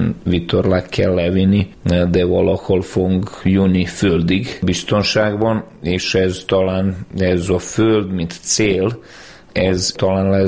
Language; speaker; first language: Hungarian; non-native, fluent; Serbian